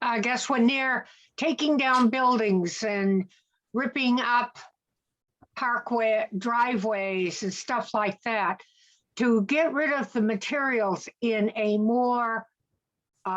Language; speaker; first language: English; native; English